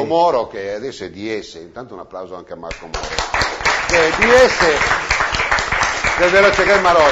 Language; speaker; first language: Italian; native; Italian